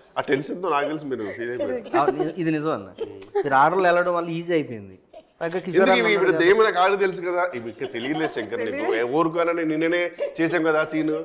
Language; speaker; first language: Telugu; native; Telugu